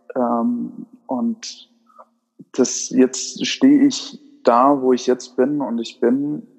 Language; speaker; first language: German; native; German